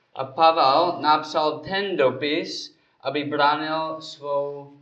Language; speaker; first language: Czech; non-native, learner; English